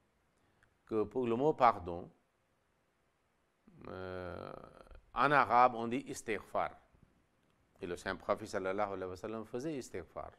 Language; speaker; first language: French; non-native, local second language; Wolof